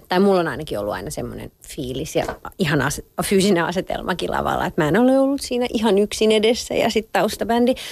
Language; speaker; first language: Finnish; early bilingual, other home language; French